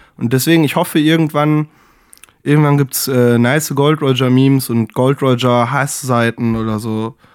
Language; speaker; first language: German; native; German